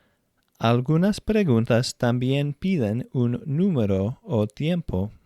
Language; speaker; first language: Spanish; non-native, fluent; English